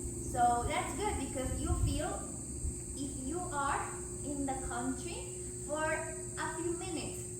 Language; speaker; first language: English; non-native, learner; Spanish